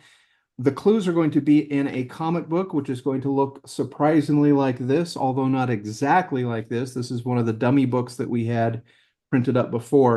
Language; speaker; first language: English; native; English